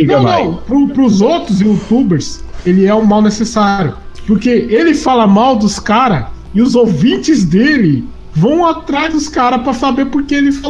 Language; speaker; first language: Portuguese; native; Portuguese